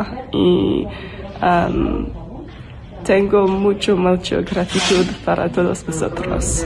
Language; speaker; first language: Spanish; non-native, learner; English